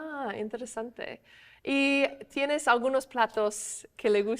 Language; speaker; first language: Spanish; non-native, fluent; English